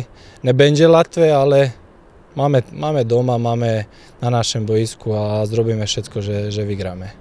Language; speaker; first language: Polish; non-native, fluent; Slovak